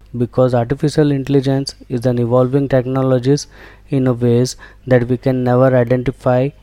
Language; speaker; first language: English; non-native, local second language; Gujarati